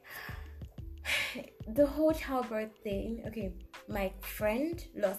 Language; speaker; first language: English; non-native, local second language; Igbo